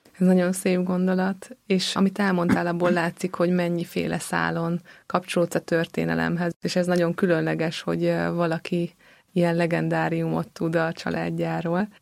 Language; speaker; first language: Hungarian; native; Hungarian